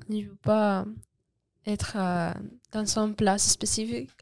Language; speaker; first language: French; non-native, learner; Spanish